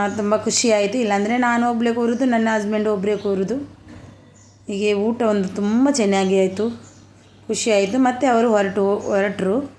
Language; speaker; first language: Kannada; non-native, local second language; Tulu